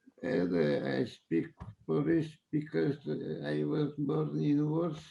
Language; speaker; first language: English; non-native, fluent; Polish